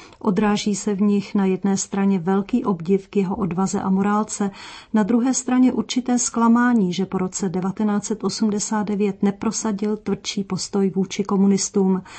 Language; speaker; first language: Czech; native; Czech